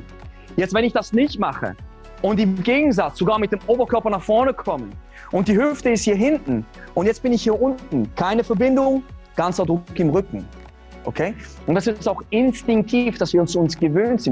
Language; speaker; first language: German; native; German